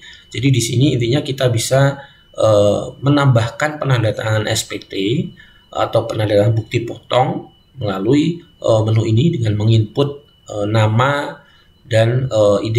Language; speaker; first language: Indonesian; native; Indonesian